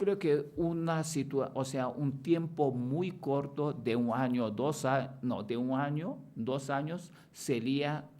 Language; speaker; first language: Spanish; non-native, fluent; Chinese